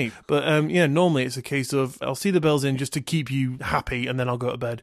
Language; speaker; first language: English; native; English